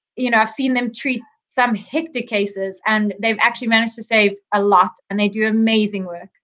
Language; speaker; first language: English; native; English